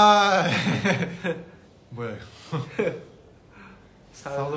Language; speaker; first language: Korean; native; Korean